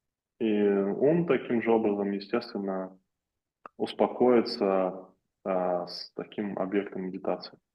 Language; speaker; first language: Russian; native; Russian